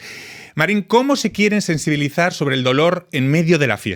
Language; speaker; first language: Spanish; native; Spanish